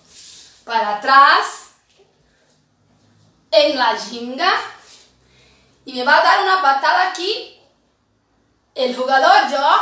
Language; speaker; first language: Spanish; non-native, fluent; Portuguese